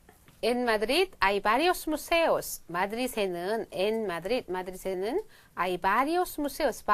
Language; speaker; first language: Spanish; non-native, fluent; Korean